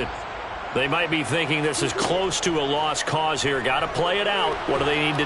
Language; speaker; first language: English; native; English